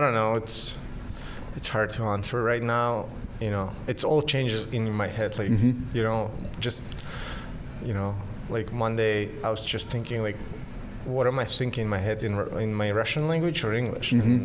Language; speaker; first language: English; non-native, fluent; Russian